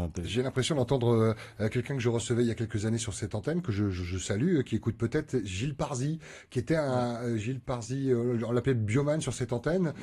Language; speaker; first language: French; native; French